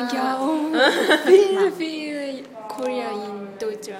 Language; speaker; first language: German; non-native, learner; Japanese